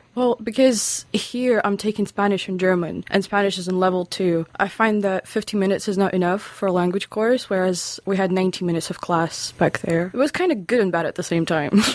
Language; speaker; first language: English; non-native, fluent; Lithuanian